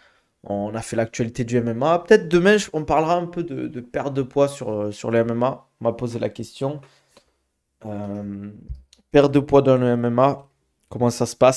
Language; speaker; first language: French; native; French